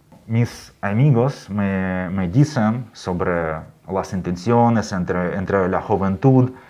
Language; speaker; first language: Spanish; non-native, fluent; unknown